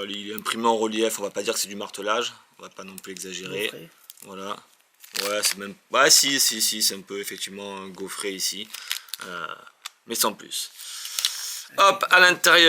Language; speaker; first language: French; native; French